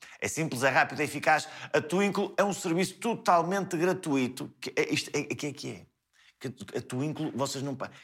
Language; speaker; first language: Portuguese; native; Portuguese